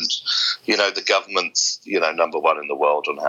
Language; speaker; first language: English; native; English